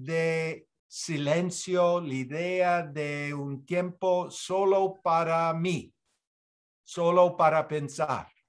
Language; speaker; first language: Spanish; non-native, fluent; English